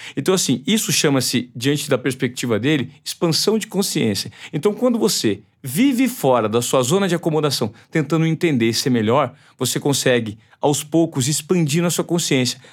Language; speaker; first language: Portuguese; native; Portuguese